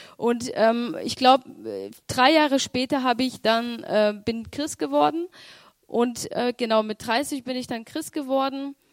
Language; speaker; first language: German; early bilingual, other home language; Romanian